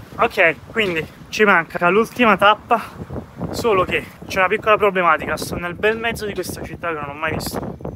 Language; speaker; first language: Italian; native; Italian